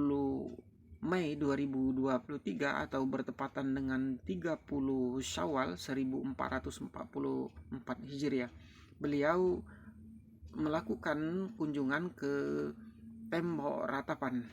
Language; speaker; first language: Indonesian; native; Indonesian